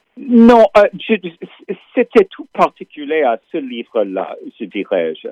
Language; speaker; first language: French; non-native, fluent; English